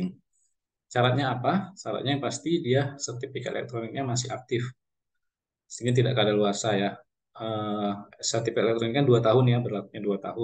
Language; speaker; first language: Indonesian; native; Indonesian